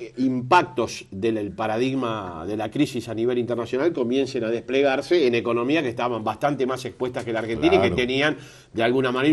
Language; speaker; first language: Spanish; native; Spanish